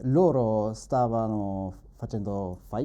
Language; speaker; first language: Italian; non-native, learner; Japanese